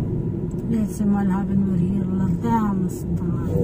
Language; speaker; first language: German; non-native, learner; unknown